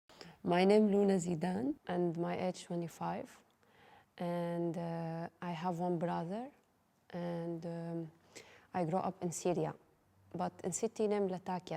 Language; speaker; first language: English; non-native, learner; Arabic